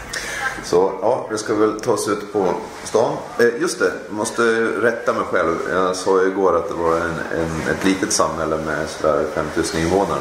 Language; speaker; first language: Swedish; native; Swedish